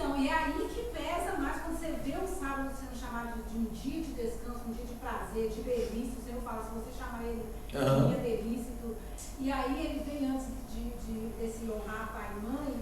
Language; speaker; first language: Portuguese; native; Portuguese